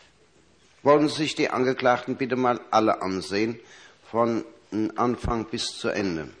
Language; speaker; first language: German; native; German